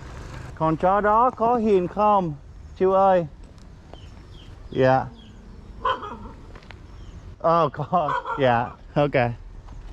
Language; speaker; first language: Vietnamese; non-native, learner; English